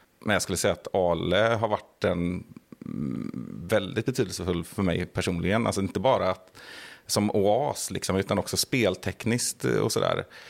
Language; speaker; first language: Swedish; native; Swedish